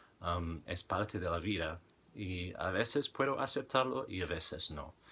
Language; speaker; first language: Spanish; non-native, fluent; English